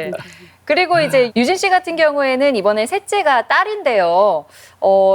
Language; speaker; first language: Korean; native; Korean